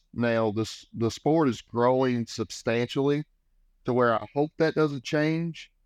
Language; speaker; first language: English; native; English